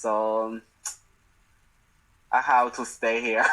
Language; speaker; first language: English; non-native, learner; Chinese